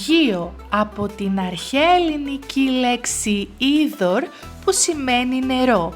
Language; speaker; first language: Greek; native; Greek